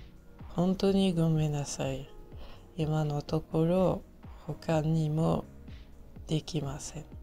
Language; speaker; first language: Japanese; non-native, learner; French